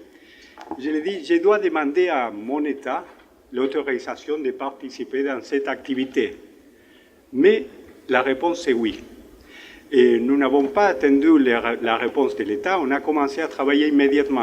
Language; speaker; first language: French; non-native, fluent; Spanish